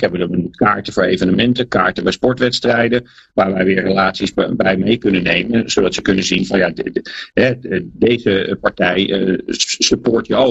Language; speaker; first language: Dutch; native; Dutch